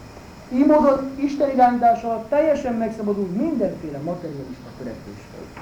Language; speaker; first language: Hungarian; native; Hungarian